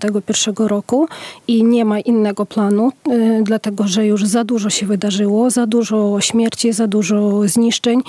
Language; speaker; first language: Polish; non-native, fluent; Ukrainian